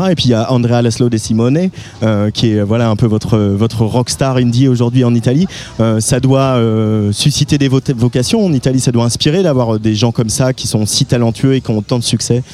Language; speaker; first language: French; native; French